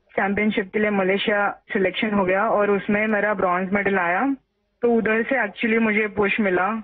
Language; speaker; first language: Hindi; non-native, local second language; Marathi